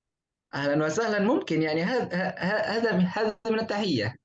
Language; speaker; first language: Arabic; non-native, fluent; Indonesian